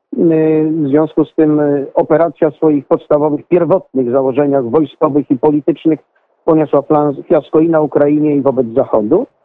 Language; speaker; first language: Polish; native; Polish